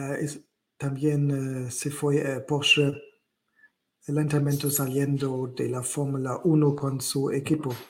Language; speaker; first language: Spanish; non-native, learner; German